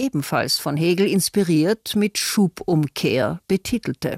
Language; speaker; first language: German; native; German